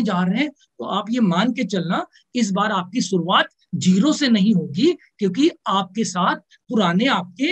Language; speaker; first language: Hindi; native; Hindi